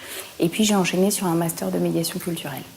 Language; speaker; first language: French; native; French